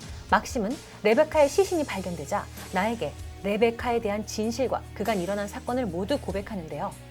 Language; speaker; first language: Korean; native; Korean